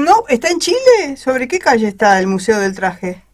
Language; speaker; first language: Spanish; native; Spanish